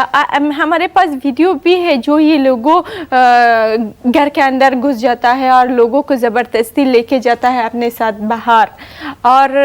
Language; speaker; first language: Hindi; non-native, learner; Persian